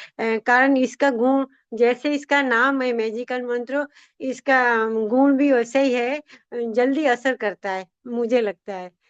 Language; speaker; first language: Hindi; non-native, local second language; Odia